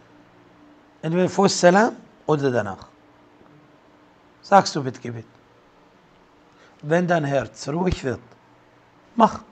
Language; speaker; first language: German; non-native, fluent; Arabic